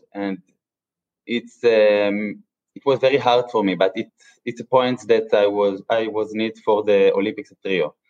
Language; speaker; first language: English; non-native, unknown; Hebrew